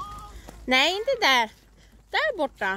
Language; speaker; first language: Swedish; non-native, learner; Filipino